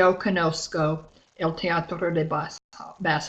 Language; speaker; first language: Spanish; non-native, fluent; English